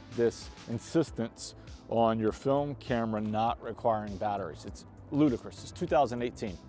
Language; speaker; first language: English; native; English